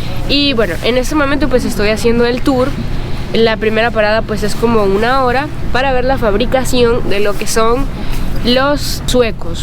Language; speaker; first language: Spanish; native; Spanish